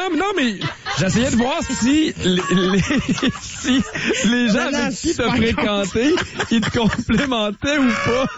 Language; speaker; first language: French; native; French